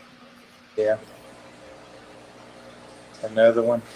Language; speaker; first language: English; native; English